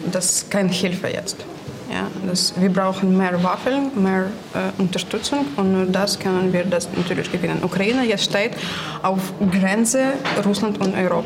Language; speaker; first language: German; non-native, learner; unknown